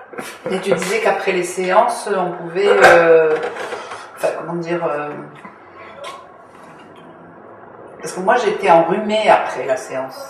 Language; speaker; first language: French; native; French